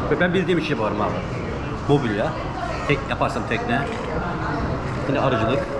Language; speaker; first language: Turkish; native; Turkish